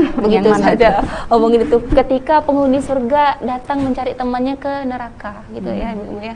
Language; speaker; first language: Indonesian; native; Indonesian